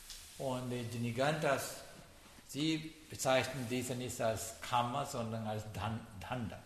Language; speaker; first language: German; non-native, learner; Sinhala